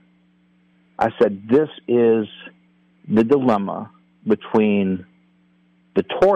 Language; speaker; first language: English; native; English